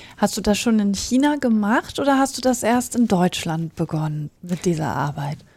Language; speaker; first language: German; native; German